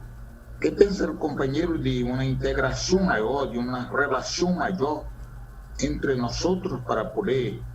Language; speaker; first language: Spanish; non-native, fluent; Portuguese